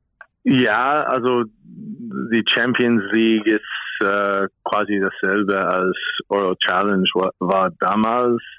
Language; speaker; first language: German; non-native, fluent; English